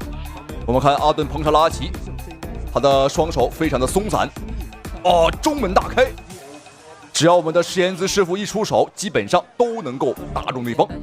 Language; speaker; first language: Chinese; native; Chinese